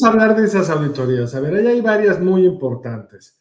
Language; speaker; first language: Spanish; native; Spanish